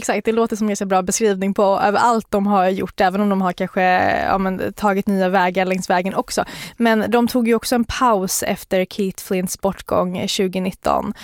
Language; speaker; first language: Swedish; native; Swedish